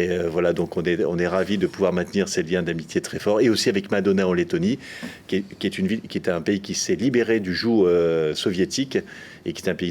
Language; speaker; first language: French; native; French